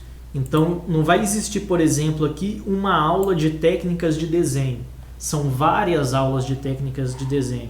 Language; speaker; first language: Portuguese; native; Portuguese